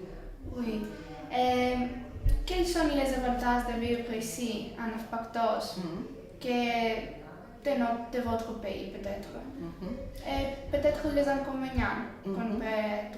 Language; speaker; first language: French; non-native, learner; Greek